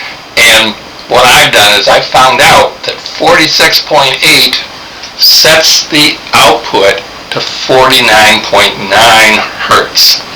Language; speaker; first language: English; native; English